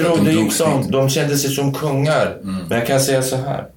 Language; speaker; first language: Swedish; non-native, fluent; Kurdish